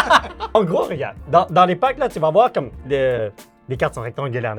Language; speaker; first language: French; native; French